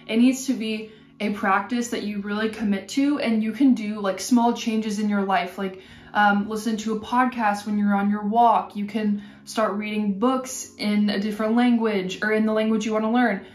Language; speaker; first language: English; native; English